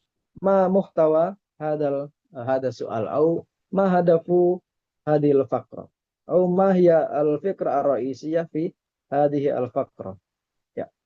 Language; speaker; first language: Arabic; non-native, fluent; Indonesian